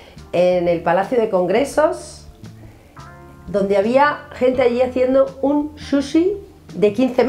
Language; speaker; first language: Spanish; native; Spanish